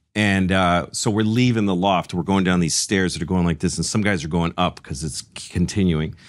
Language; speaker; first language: English; native; English